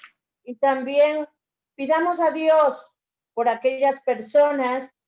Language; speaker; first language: Spanish; native; Spanish